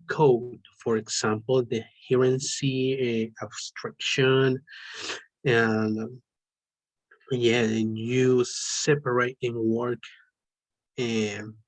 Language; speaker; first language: English; non-native, learner; Spanish